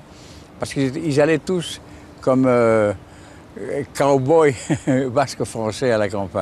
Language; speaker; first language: French; early bilingual, heritage; French